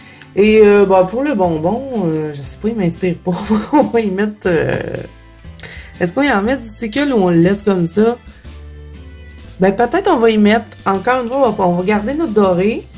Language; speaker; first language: French; native; French